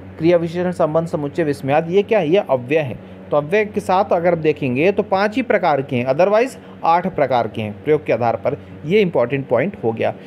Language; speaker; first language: Hindi; native; Hindi